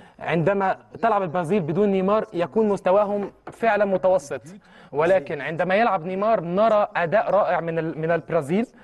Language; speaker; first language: Arabic; early bilingual, heritage; Arabic